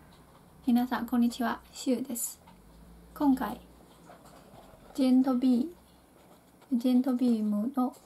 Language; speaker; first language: Japanese; non-native, fluent; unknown